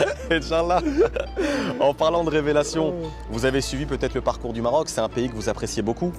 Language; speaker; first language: French; native; French